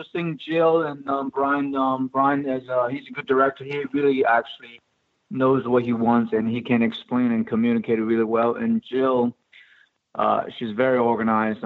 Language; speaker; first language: English; non-native, local second language; Cantonese